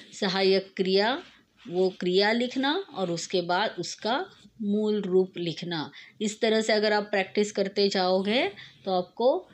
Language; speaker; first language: Hindi; non-native, local second language; Marathi